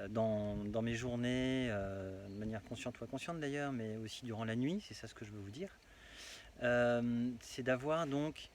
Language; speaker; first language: French; native; French